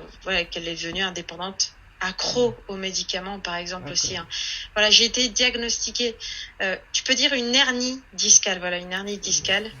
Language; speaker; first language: French; native; French